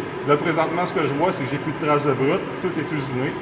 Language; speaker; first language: French; native; French